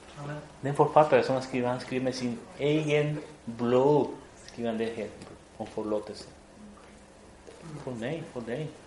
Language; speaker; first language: Swedish; non-native, fluent; Spanish